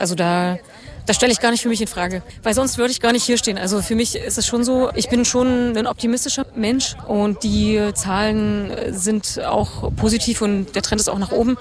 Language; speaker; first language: German; native; German